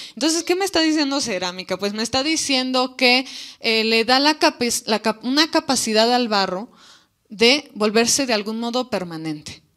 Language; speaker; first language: Spanish; native; Spanish